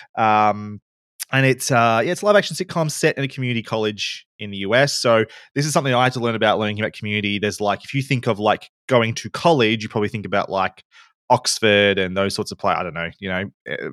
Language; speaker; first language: English; native; English